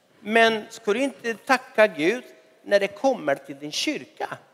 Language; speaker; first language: Swedish; non-native, fluent; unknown